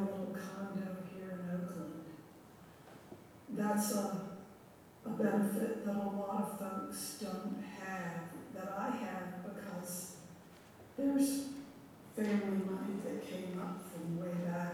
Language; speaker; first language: English; native; English